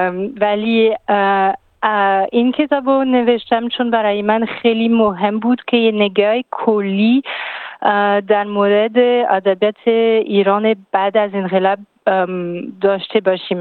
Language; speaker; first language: Persian; non-native, fluent; French